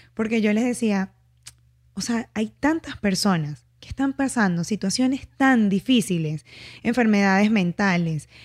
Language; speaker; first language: Spanish; native; Spanish